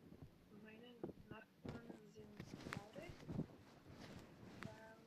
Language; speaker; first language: German; non-native, learner; Macedonian